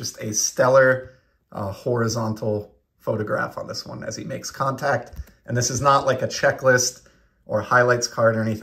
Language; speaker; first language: English; native; English